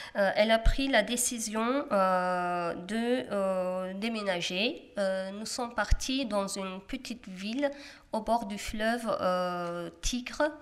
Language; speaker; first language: French; non-native, fluent; Kurdish